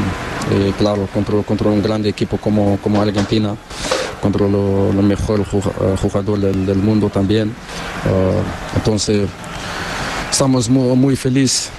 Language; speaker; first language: Spanish; non-native, learner; Portuguese